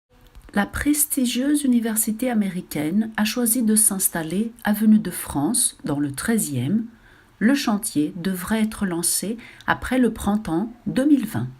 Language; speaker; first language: French; non-native, fluent; Portuguese